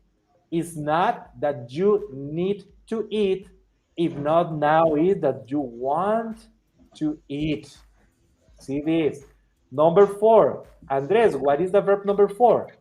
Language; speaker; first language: English; non-native, fluent; Spanish